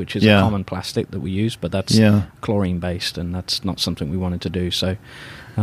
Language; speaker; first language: English; native; English